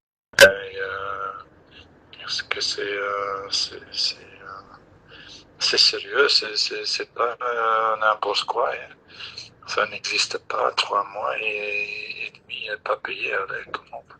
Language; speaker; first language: French; non-native, fluent; Dutch